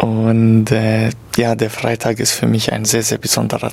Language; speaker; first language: German; early bilingual, other home language; Arabic